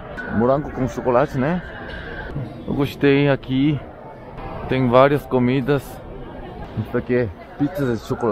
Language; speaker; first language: Portuguese; non-native, learner; Korean